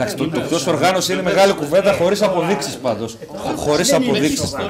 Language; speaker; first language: Greek; native; Greek